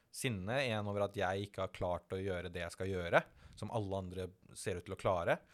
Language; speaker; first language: Norwegian; early bilingual, other home language; Tamil